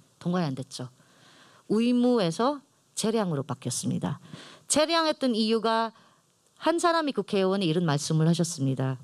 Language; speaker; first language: Korean; non-native, fluent; Filipino